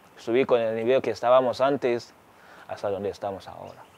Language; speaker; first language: Spanish; non-native, fluent; Ganda